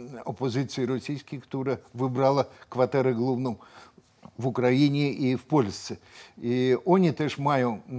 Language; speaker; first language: Polish; non-native, fluent; Russian